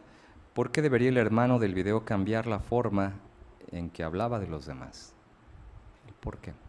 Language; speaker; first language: Spanish; native; Spanish